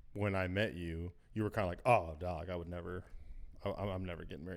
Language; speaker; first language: English; native; English